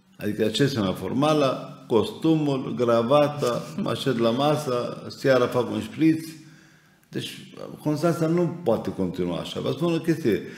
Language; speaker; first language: Romanian; non-native, fluent; Arabic